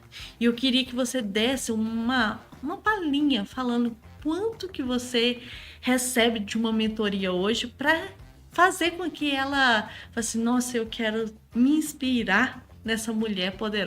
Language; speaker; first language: Portuguese; native; Portuguese